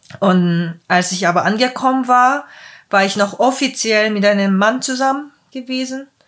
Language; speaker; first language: German; non-native, fluent; Korean